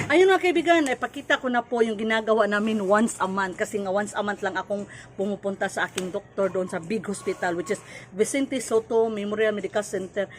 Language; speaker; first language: Filipino; non-native, local second language; Cebuano